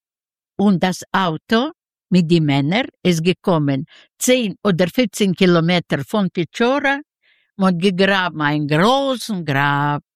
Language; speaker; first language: German; non-native, learner; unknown